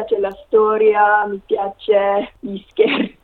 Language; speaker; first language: Italian; non-native, learner; English